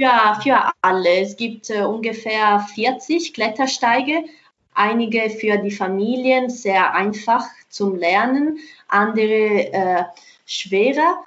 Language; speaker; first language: German; non-native, fluent; Italian